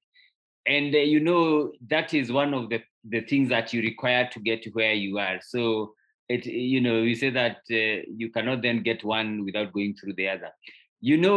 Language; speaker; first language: English; non-native, local second language; Kikuyu